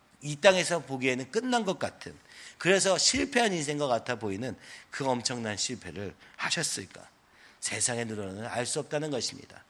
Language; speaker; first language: Korean; native; Korean